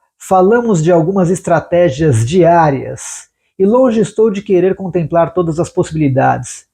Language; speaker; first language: Portuguese; native; Portuguese